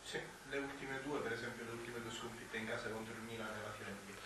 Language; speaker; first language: Italian; native; Italian